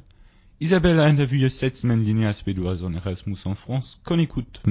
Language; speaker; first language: French; native; French